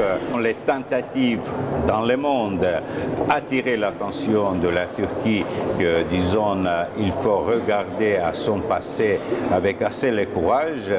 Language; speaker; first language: French; non-native, fluent; Armenian